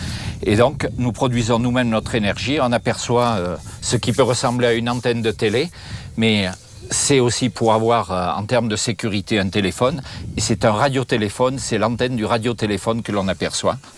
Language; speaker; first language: French; native; French